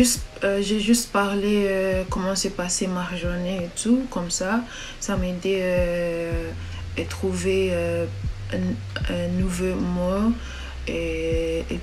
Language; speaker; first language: French; non-native, learner; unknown